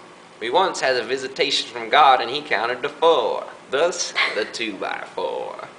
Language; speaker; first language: English; native; English